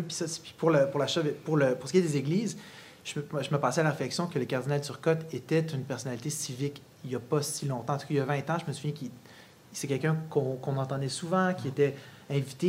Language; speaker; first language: French; native; French